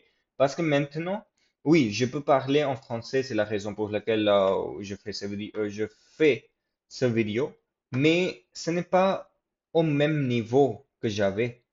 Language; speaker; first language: French; non-native, fluent; English